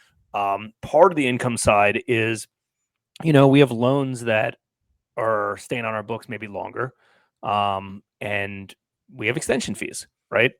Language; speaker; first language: English; native; English